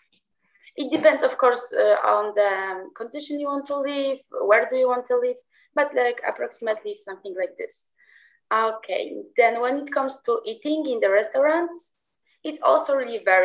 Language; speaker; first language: English; non-native, fluent; Polish